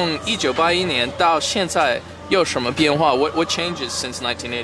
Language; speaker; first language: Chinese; non-native, local second language; English